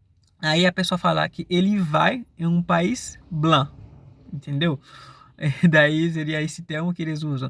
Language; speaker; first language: Portuguese; non-native, fluent; Haitian Creole